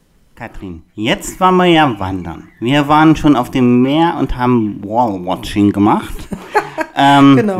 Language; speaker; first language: German; native; German